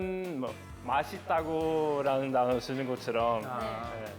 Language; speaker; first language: Korean; non-native, fluent; Norwegian